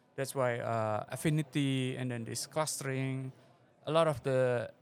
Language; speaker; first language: English; non-native, fluent; Indonesian